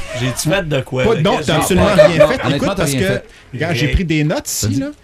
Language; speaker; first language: French; native; French